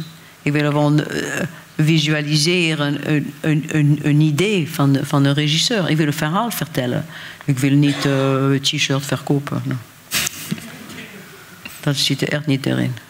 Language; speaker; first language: Dutch; non-native, fluent; French